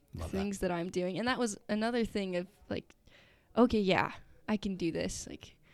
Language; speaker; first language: English; native; English